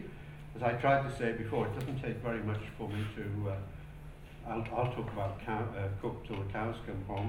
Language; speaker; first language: English; native; English